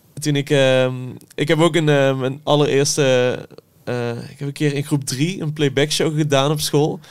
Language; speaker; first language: Dutch; native; Dutch